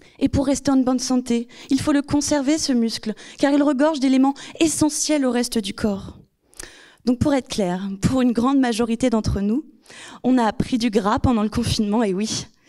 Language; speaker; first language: French; native; French